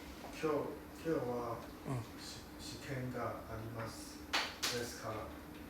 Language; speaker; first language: Japanese; non-native, learner; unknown